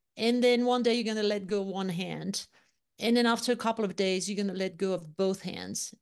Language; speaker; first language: English; non-native, fluent; French